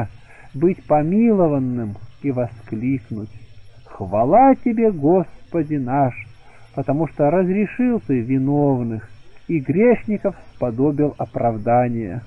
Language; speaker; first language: Russian; native; Russian